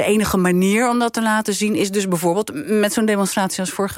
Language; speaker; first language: Dutch; native; Dutch